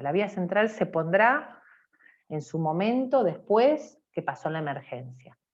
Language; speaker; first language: Spanish; native; Spanish